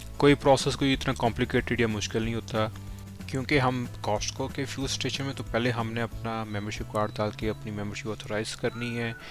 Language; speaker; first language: Urdu; non-native, local second language; Punjabi